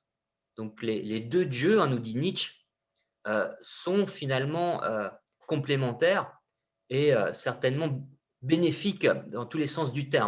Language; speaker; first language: French; native; French